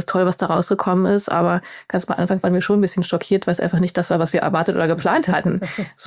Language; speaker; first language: German; native; German